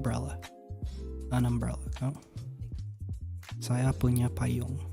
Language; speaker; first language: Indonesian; non-native, learner; English